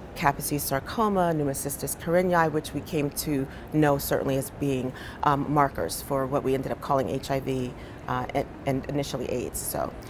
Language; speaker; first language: English; native; English